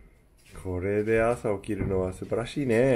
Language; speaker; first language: Japanese; native; Japanese